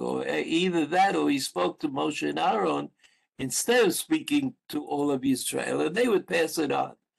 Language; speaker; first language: English; native; English